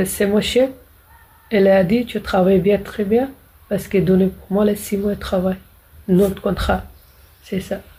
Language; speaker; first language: French; non-native, learner; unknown